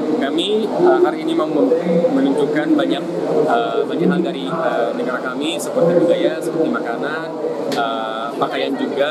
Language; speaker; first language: Indonesian; non-native, learner; Arabic